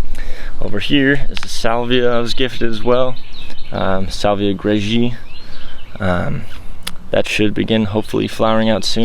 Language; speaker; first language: English; native; English